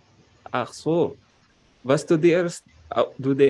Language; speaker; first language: German; non-native, learner; Filipino